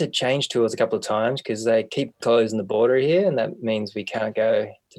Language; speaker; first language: English; native; English